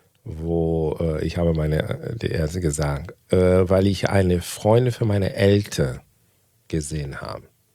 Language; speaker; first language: German; non-native, fluent; Portuguese